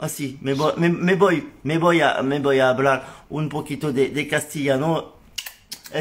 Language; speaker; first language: Spanish; non-native, learner; French